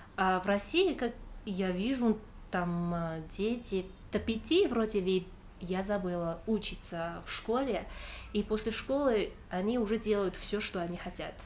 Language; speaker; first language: Russian; non-native, fluent; Chinese